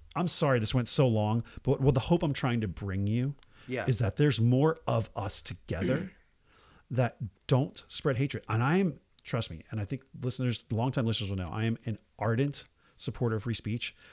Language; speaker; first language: English; native; English